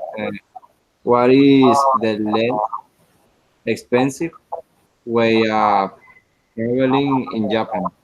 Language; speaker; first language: English; non-native, learner; Spanish